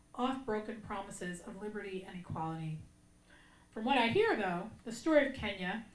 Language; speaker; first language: English; native; English